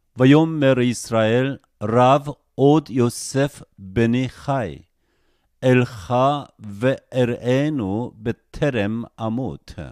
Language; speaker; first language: Hebrew; non-native, fluent; Korean